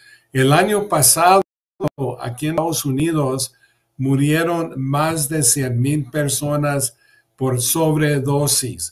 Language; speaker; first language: Spanish; early bilingual, heritage; English